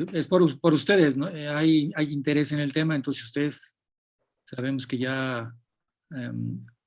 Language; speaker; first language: Spanish; native; Spanish